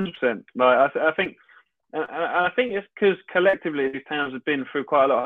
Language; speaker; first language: English; native; English